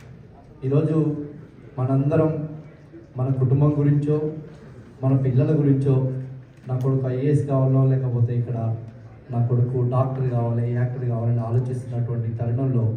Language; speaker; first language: Telugu; native; Telugu